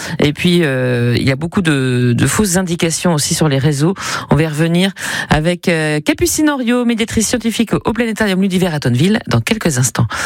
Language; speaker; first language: French; native; French